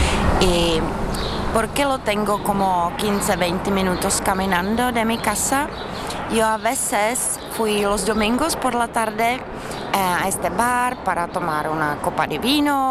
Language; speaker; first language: Spanish; non-native, fluent; Czech